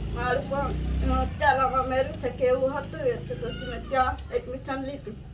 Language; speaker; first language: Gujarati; non-native, local second language; Vasavi